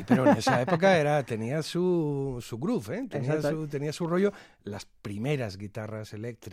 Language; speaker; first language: Spanish; native; Spanish